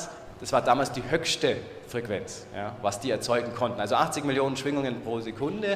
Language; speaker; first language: German; native; German